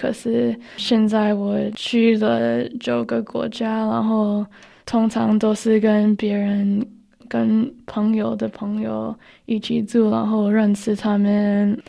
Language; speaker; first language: Chinese; early bilingual, heritage; Chinese